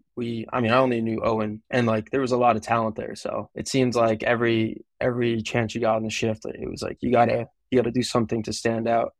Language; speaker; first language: English; native; English